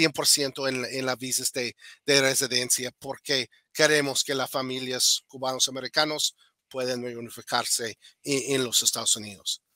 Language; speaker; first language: Spanish; non-native, fluent; English